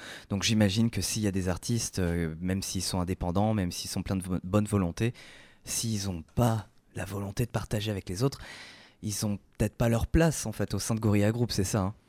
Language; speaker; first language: French; native; French